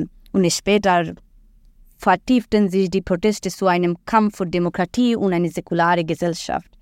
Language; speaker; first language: German; non-native, fluent; Bangla